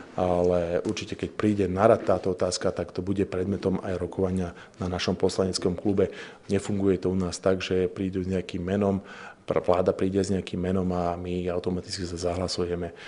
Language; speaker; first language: Slovak; non-native, local second language; Hungarian